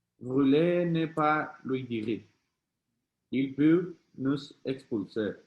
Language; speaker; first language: French; non-native, learner; Spanish